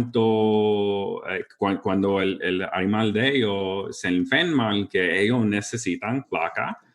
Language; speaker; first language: Spanish; early bilingual, heritage; English